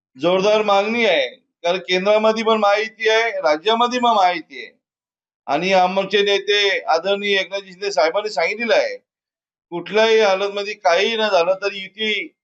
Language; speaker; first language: Marathi; native; Marathi